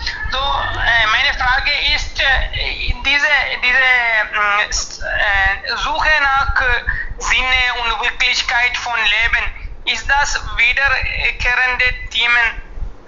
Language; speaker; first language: German; non-native, learner; Hindi